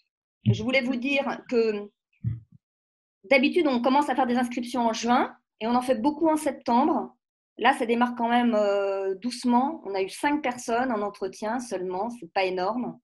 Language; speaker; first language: French; native; French